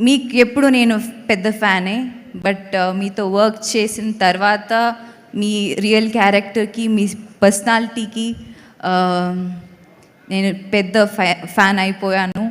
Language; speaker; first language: Telugu; non-native, fluent; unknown